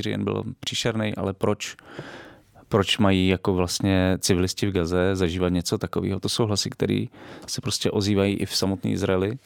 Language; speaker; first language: Czech; native; Czech